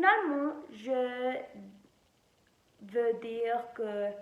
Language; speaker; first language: French; non-native, learner; Spanish